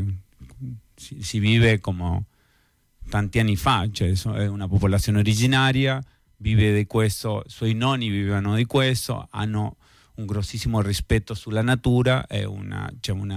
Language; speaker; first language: Italian; non-native, fluent; Spanish